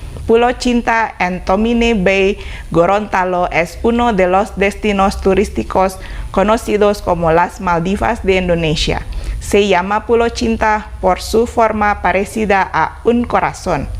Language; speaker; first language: Spanish; non-native, fluent; Indonesian